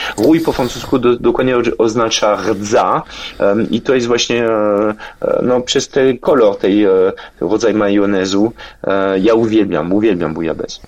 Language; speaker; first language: Polish; non-native, fluent; French